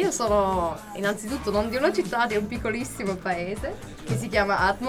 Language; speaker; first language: Italian; non-native, fluent; German